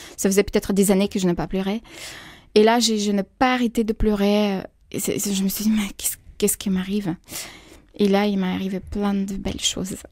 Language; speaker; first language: French; non-native, fluent; Russian